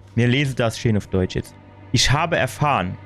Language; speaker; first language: German; native; German